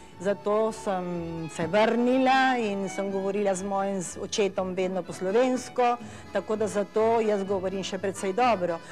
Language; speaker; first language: Slovenian; early bilingual, heritage; Slovenian